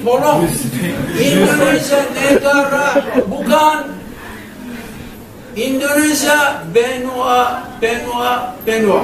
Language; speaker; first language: Indonesian; non-native, learner; Turkish